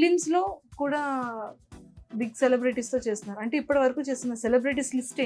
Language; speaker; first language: Telugu; native; Telugu